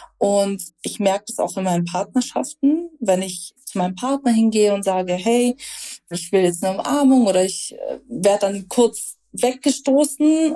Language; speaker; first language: German; early bilingual, other home language; Russian